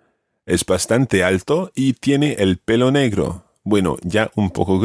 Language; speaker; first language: Spanish; non-native, fluent; English